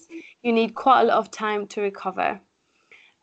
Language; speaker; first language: English; non-native, fluent; French